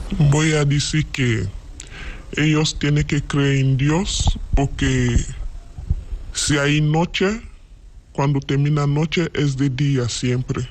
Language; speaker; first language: Spanish; non-native, learner; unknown